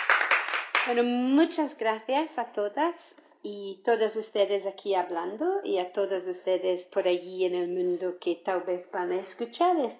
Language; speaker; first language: Spanish; non-native, fluent; English